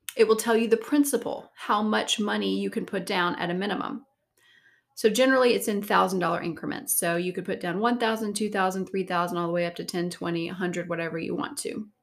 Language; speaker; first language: English; native; English